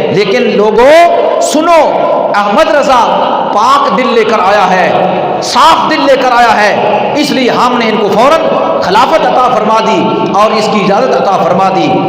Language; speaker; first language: Urdu; non-native, local second language; Punjabi